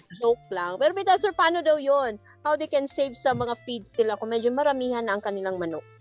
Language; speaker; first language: Filipino; non-native, local second language; Cebuano